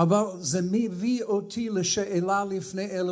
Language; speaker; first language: Hebrew; non-native, fluent; English